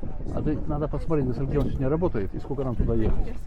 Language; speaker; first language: Russian; native; Russian